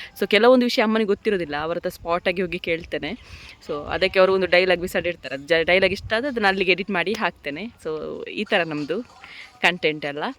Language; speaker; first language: Kannada; non-native, local second language; Tulu